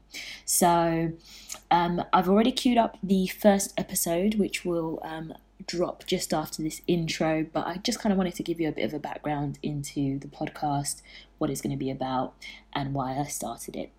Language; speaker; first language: English; native; English